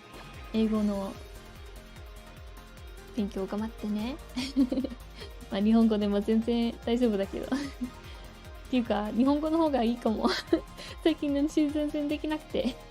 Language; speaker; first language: Japanese; non-native, fluent; English